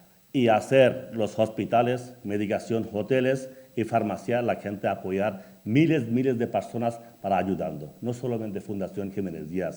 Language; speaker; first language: Spanish; non-native, learner; Bangla